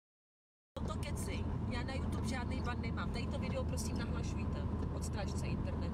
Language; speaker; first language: Czech; native; Czech